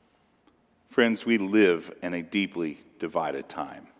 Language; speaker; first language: English; native; English